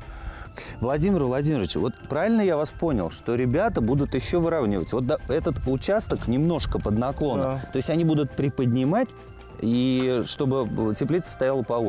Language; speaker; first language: Russian; native; Russian